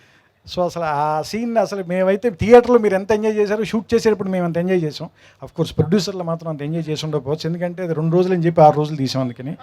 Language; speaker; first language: Telugu; native; Telugu